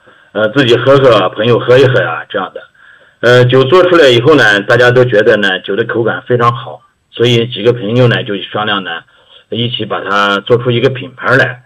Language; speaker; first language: Chinese; native; Chinese